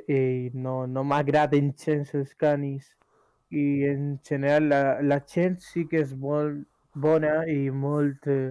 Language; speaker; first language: Catalan; early bilingual, other home language; Urdu